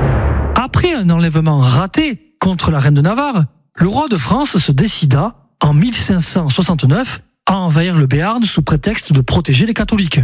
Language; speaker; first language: French; native; French